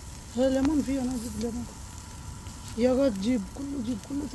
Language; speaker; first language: Arabic; non-native, learner; Hindi